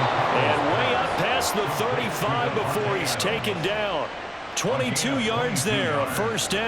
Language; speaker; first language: English; native; English